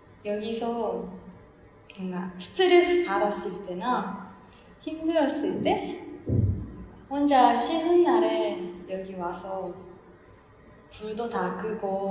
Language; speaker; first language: Korean; non-native, fluent; Japanese